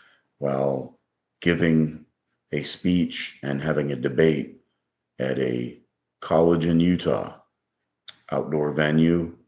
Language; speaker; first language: English; native; English